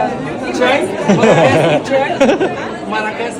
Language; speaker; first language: Russian; non-native, learner; Arabic